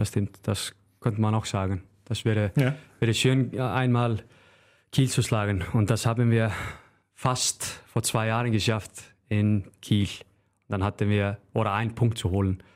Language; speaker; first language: German; non-native, learner; Icelandic